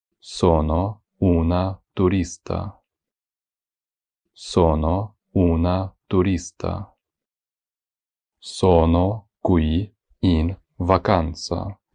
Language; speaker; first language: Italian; non-native, fluent; Ukrainian